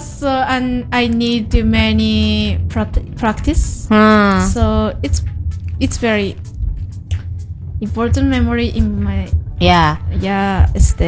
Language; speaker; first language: English; non-native, learner; Japanese